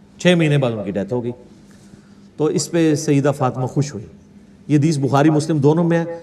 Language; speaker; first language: Urdu; non-native, local second language; Punjabi